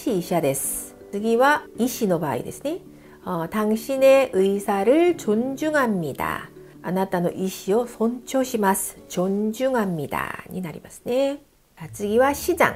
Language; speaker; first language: Japanese; non-native, fluent; Korean